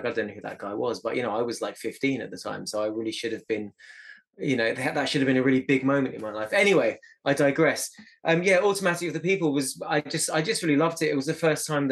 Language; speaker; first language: English; native; English